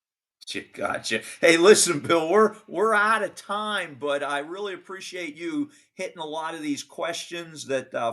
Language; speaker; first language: English; native; English